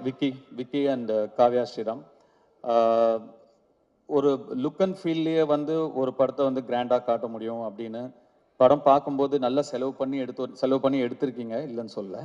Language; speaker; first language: Tamil; native; Tamil